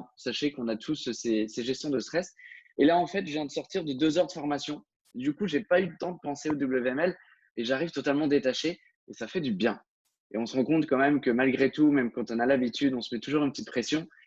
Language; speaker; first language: French; native; French